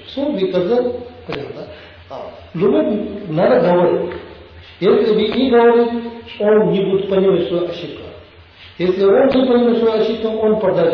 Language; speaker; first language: Russian; non-native, learner; Tibetan